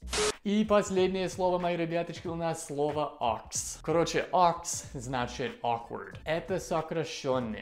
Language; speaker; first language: Russian; non-native, fluent; English